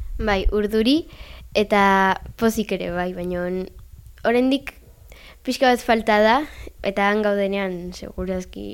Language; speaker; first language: Basque; non-native, local second language; Spanish